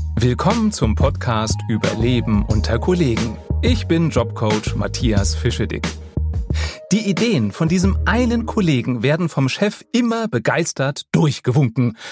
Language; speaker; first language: German; native; German